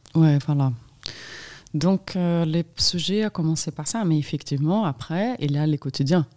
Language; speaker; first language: French; non-native, fluent; Portuguese